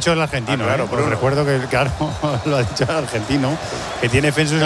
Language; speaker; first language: Spanish; native; Spanish